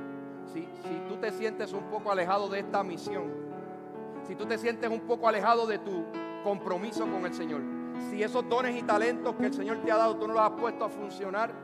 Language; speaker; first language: Spanish; native; Spanish